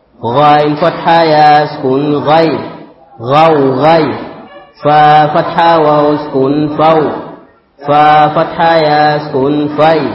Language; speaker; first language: Arabic; non-native, fluent; Swahili